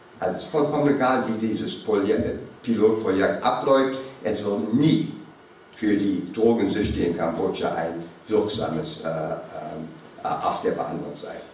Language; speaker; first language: German; non-native, fluent; English